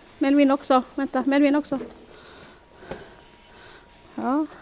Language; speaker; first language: Swedish; non-native, learner; Thai